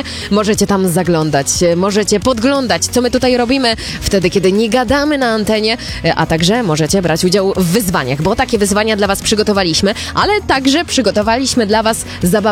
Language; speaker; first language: Polish; native; Polish